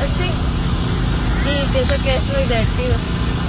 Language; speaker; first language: Spanish; early bilingual, other home language; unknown